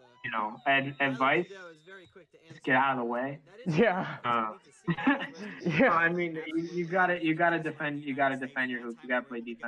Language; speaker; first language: English; native; English